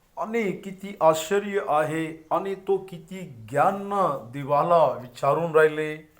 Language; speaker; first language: Marathi; non-native, local second language; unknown